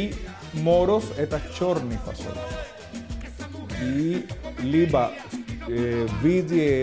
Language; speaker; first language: Russian; non-native, fluent; Spanish